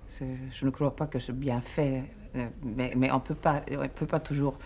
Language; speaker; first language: French; non-native, fluent; Swedish